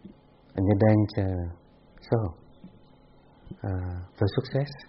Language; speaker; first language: Dutch; non-native, fluent; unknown